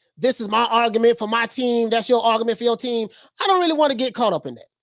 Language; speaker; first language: English; native; English